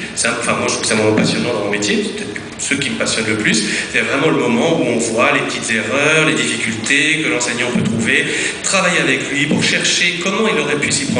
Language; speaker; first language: French; native; French